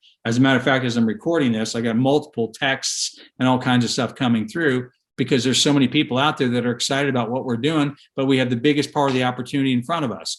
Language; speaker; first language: English; native; English